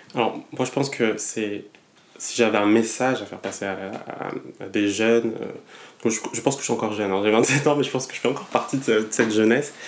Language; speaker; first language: French; non-native, local second language; Malagasy